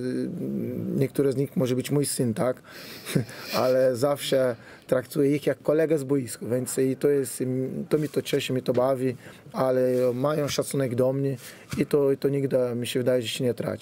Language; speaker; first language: Polish; non-native, fluent; Portuguese